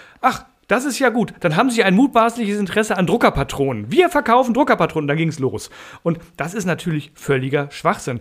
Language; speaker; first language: German; native; German